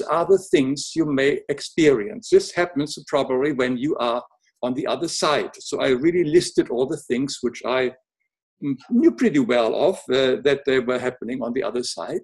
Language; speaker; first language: English; non-native, fluent; German